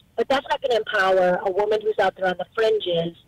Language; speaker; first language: English; native; English